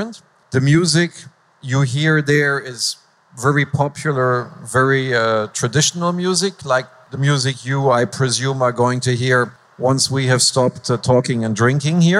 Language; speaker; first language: English; non-native, fluent; German